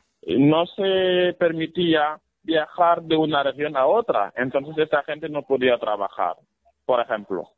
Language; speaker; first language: Spanish; non-native, fluent; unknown